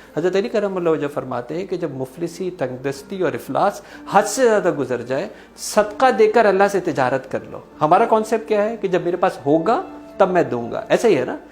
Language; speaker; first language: Urdu; native; Urdu